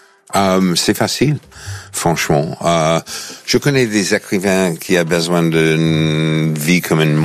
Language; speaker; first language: French; non-native, fluent; English